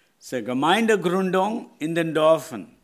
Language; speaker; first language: German; non-native, learner; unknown